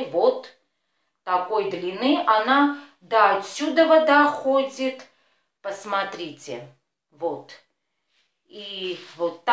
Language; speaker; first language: Russian; non-native, fluent; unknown